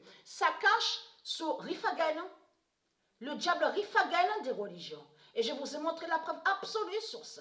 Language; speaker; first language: French; native; French